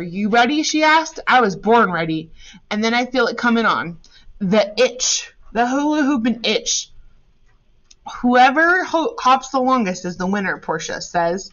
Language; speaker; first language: English; native; English